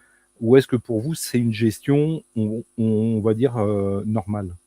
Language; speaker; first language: French; native; French